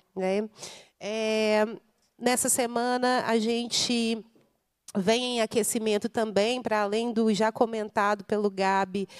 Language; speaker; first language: Portuguese; native; Portuguese